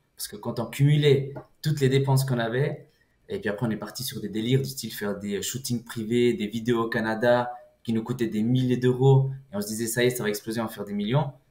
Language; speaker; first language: French; early bilingual, other home language; Portuguese